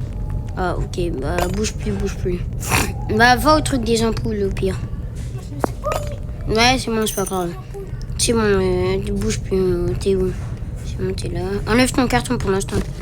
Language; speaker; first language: French; native; French